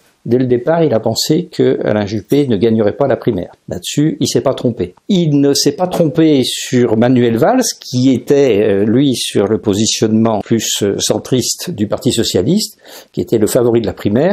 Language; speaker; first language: French; native; French